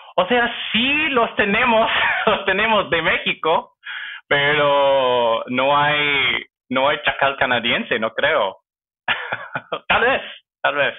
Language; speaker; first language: Spanish; non-native, fluent; English